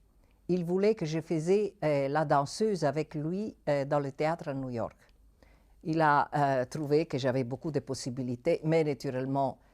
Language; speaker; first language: French; non-native, fluent; Italian